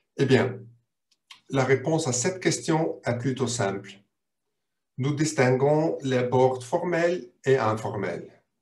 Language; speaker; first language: French; non-native, local second language; German